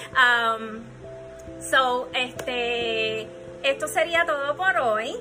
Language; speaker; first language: Spanish; early bilingual, heritage; Spanish